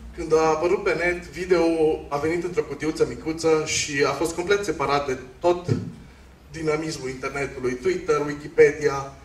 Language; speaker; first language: Romanian; non-native, local second language; Hungarian